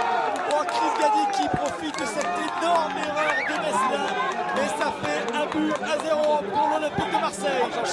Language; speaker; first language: French; native; French